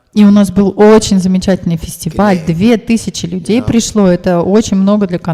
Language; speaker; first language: Russian; native; Russian